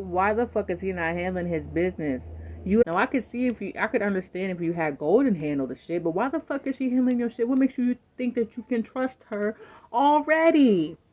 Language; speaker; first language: English; native; English